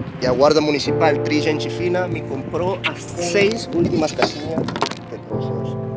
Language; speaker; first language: Portuguese; non-native, fluent; Spanish